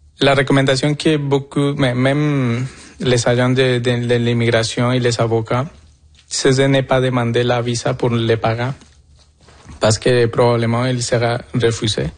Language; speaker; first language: French; non-native, fluent; Spanish